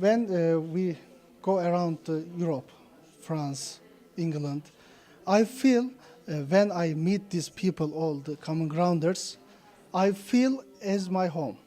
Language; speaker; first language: English; non-native, fluent; Turkish